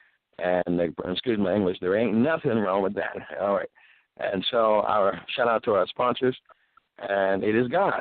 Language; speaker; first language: English; native; English